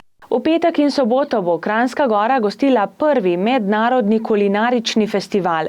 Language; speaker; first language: Slovenian; native; Slovenian